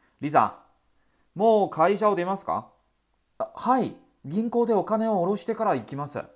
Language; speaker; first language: Japanese; non-native, fluent; Chinese